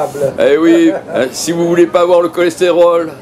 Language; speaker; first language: French; native; French